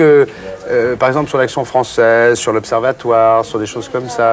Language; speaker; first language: French; native; French